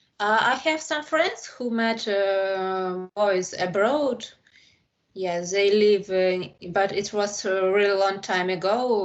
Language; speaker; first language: English; non-native, learner; Ukrainian